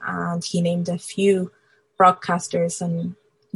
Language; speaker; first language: English; native; English